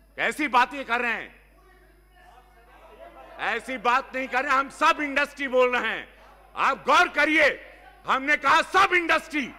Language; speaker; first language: Hindi; native; Hindi